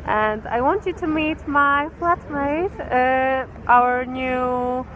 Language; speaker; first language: English; non-native, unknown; Polish